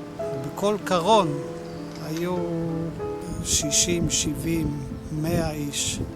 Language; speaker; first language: Hebrew; non-native, fluent; Dutch